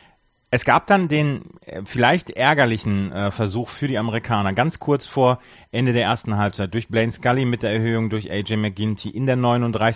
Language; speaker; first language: German; native; German